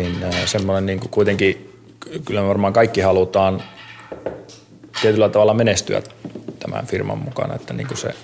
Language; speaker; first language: Finnish; native; Finnish